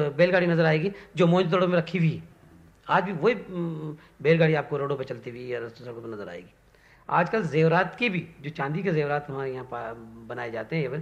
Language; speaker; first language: Urdu; non-native, local second language; Sindhi